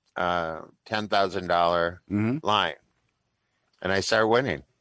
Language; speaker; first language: English; native; English